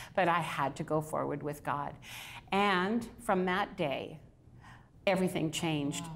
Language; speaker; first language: English; native; English